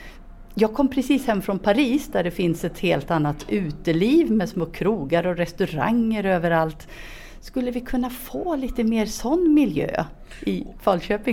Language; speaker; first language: Swedish; native; Swedish